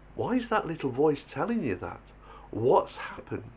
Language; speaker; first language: English; native; English